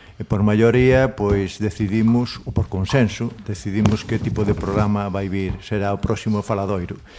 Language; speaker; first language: Galician; non-native, local second language; Spanish